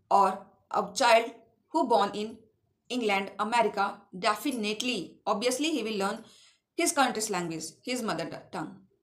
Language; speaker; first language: English; non-native, local second language; Awadhi